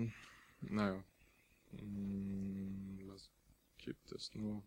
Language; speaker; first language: German; non-native, fluent; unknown